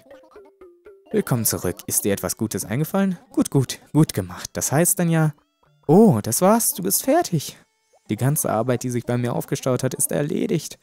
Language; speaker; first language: German; native; German